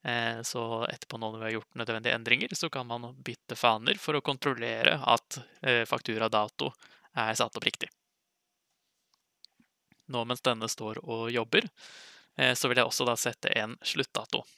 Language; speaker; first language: Norwegian; native; Norwegian